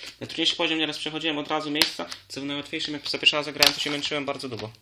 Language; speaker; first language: Polish; native; Polish